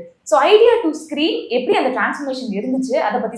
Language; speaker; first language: Tamil; native; Tamil